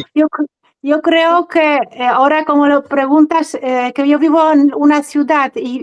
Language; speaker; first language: Spanish; non-native, fluent; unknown